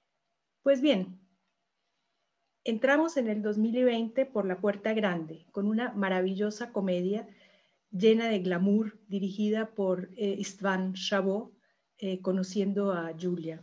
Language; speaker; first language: Spanish; native; Spanish